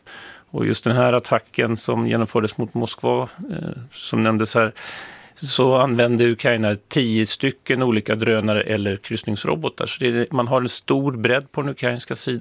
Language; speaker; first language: Swedish; native; Swedish